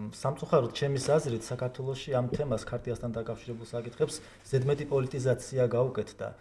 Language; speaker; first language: Georgian; non-native, local second language; Kurdish